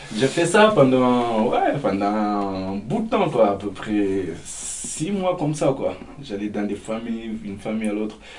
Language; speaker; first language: French; non-native, local second language; Fula